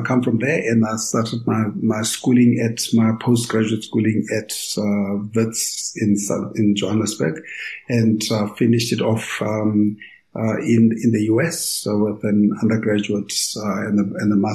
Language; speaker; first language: English; non-native, local second language; Tswana